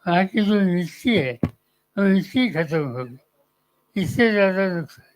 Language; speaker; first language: Hindi; non-native, local second language; Marathi